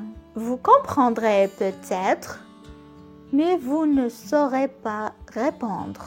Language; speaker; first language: French; non-native, local second language; Arabic